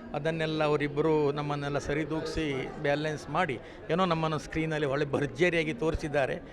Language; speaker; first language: Kannada; non-native, local second language; Konkani